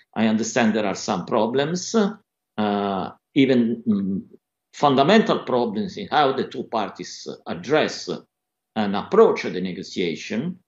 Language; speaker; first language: English; non-native, fluent; Italian